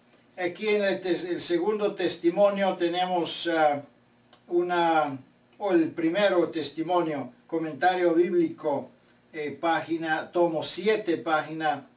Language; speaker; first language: Spanish; non-native, fluent; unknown